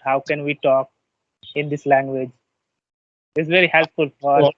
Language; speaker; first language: English; non-native, learner; Bangla